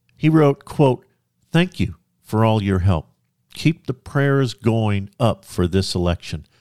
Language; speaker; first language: English; native; English